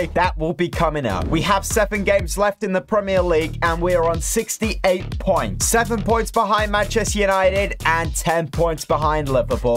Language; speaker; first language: English; native; English